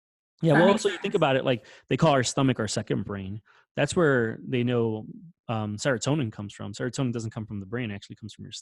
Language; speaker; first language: English; native; English